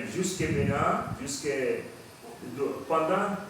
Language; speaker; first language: French; non-native, learner; Portuguese